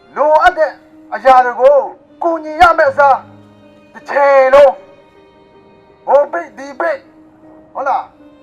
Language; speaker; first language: Burmese; non-native, local second language; Kachin